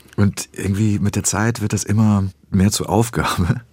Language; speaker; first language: German; early bilingual, other home language; Polish